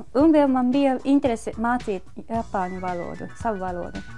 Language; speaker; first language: Latvian; non-native, fluent; Japanese